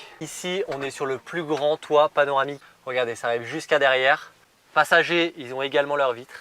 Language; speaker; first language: French; native; French